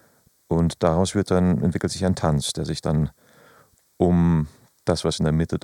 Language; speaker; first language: German; native; German